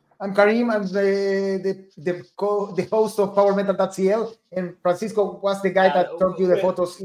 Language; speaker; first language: English; non-native, learner; Spanish